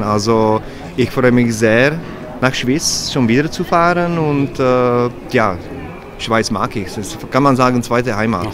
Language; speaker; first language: German; non-native, learner; Czech